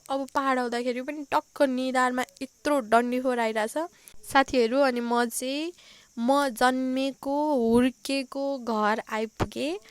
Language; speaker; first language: Nepali; native; Nepali